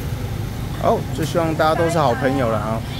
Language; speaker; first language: Chinese; native; Chinese